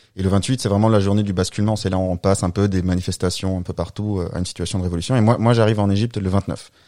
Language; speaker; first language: French; non-native, fluent; Arabic